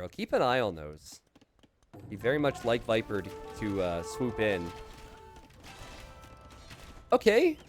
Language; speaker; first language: English; native; English